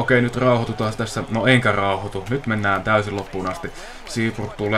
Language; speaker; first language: Finnish; native; Finnish